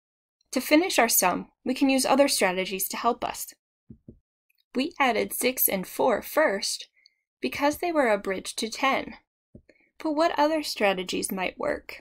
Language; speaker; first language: English; native; English